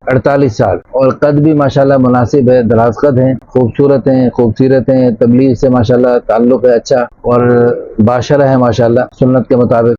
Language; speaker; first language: Urdu; native; Urdu